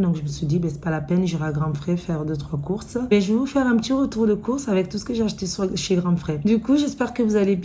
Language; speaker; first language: French; native; French